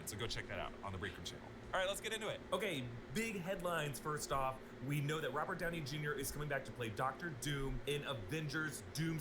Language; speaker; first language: English; native; English